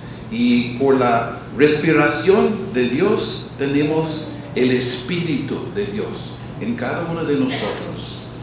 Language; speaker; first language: Spanish; non-native, fluent; English